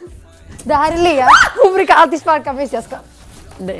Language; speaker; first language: Swedish; native; Swedish